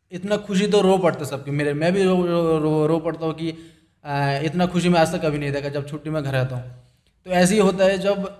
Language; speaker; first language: Hindi; non-native, local second language; Bangla